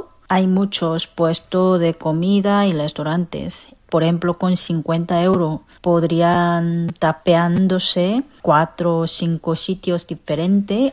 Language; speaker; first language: Spanish; non-native, fluent; Korean